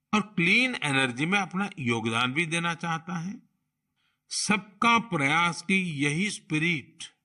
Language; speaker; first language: Hindi; non-native, local second language; Gujarati